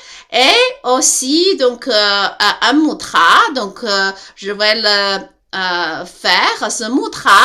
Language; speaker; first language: French; non-native, learner; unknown